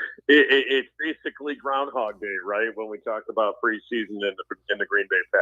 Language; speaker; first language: English; native; English